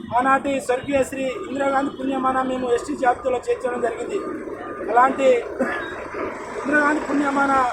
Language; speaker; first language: Telugu; non-native, local second language; Lambadi